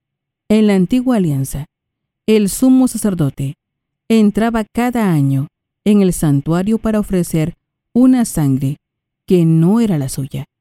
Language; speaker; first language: Spanish; native; Spanish